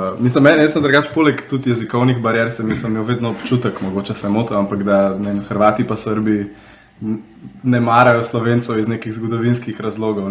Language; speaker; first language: Slovenian; native; Slovenian